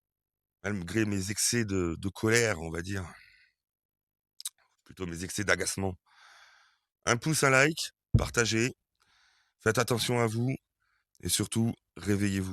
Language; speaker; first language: French; native; French